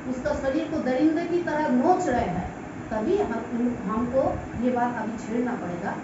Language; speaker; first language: Hindi; non-native, local second language; Bangla